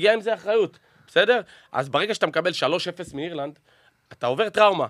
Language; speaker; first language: Hebrew; native; Hebrew